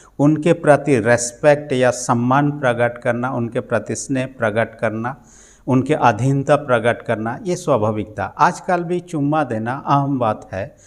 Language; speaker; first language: Hindi; non-native, local second language; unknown